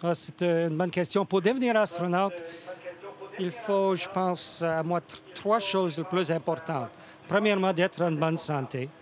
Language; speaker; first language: French; non-native, fluent; English